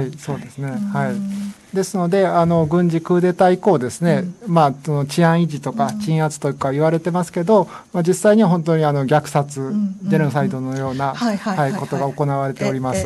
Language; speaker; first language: Japanese; native; Japanese